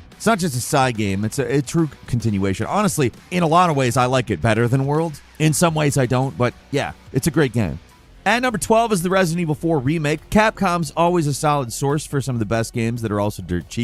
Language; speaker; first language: English; native; English